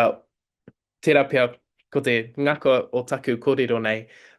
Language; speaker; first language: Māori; non-native, local second language; English